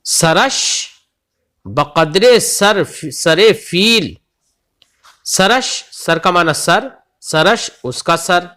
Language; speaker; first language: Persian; non-native, fluent; Urdu